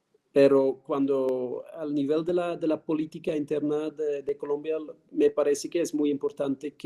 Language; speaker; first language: Spanish; non-native, fluent; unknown